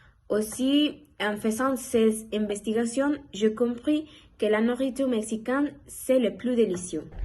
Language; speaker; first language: French; non-native, learner; Spanish